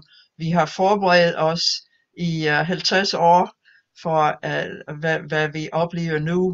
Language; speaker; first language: Danish; non-native, fluent; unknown